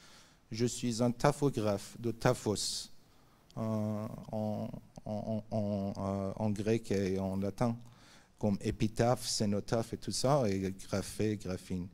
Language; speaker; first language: French; non-native, fluent; Persian